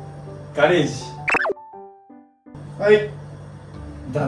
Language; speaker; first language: Japanese; native; Japanese